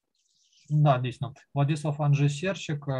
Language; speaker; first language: Ukrainian; native; Ukrainian